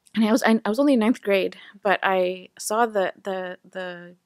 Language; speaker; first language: English; native; English